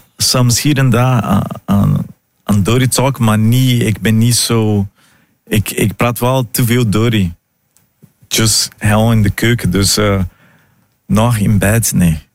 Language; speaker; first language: Dutch; non-native, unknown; Portuguese